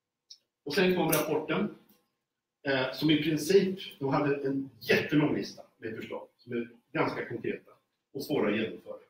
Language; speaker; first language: Swedish; native; Swedish